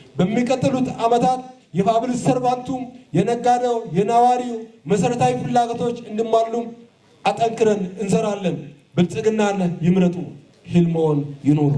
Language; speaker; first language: Amharic; non-native, local second language; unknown